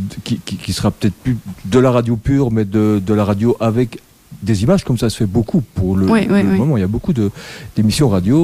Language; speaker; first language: French; native; French